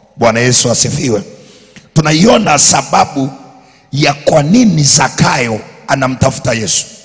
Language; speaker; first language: Swahili; native; Swahili